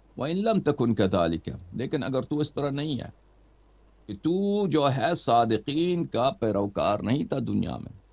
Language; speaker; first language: Urdu; non-native, fluent; Persian